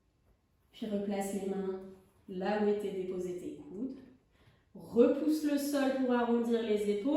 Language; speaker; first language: French; native; French